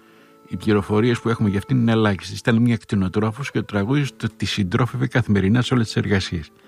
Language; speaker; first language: Greek; native; Greek